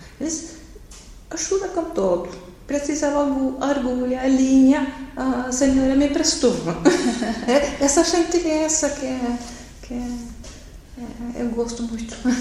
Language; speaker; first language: Portuguese; non-native, learner; Norwegian